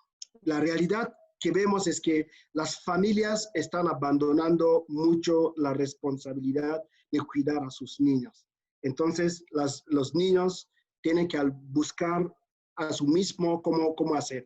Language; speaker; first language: Spanish; non-native, fluent; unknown